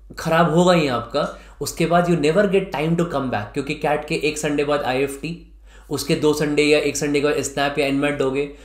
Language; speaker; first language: Hindi; native; Hindi